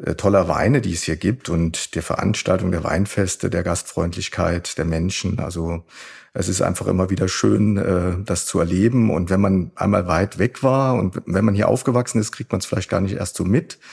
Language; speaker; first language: German; native; German